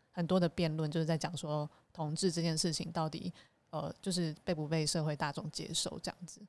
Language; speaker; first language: Chinese; native; Chinese